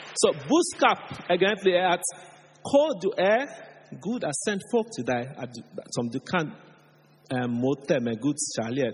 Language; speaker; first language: Norwegian; non-native, fluent; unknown